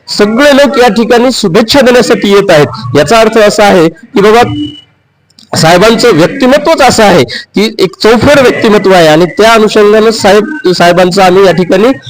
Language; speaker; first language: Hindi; non-native, local second language; Urdu